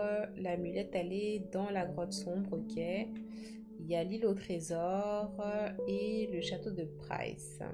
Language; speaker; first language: French; native; French